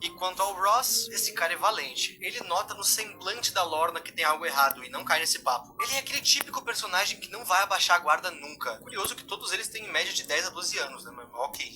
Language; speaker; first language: Portuguese; native; Portuguese